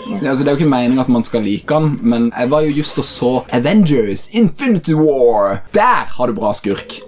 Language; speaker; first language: Norwegian; native; Norwegian